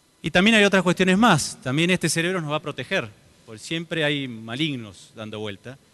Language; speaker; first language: Spanish; native; Spanish